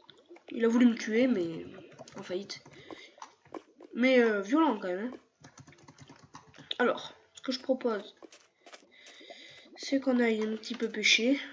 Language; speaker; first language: French; native; French